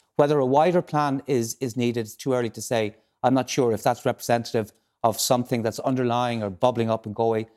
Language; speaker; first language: English; native; English